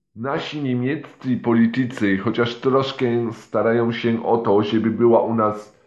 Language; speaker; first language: Polish; non-native, fluent; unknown